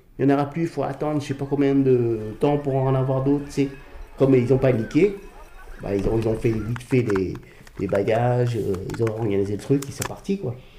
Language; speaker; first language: French; early bilingual, other home language; Vietnamese